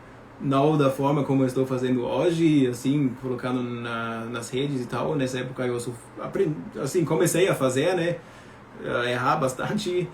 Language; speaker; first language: Portuguese; non-native, fluent; German